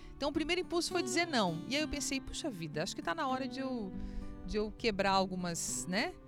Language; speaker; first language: Portuguese; native; Portuguese